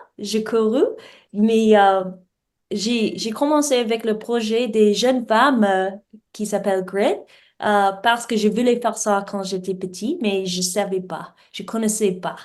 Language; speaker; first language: French; non-native, learner; English